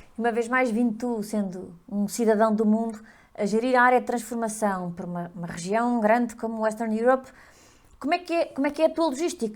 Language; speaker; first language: Portuguese; native; Portuguese